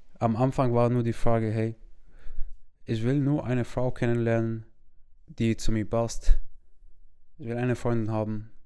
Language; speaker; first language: German; non-native, fluent; Arabic